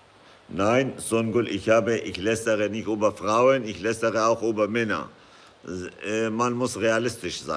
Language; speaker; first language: German; non-native, fluent; Kurdish